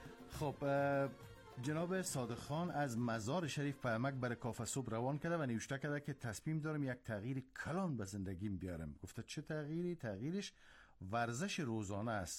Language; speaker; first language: Persian; native; Persian